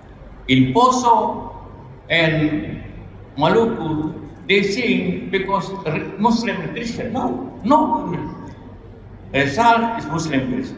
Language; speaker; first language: English; non-native, learner; Indonesian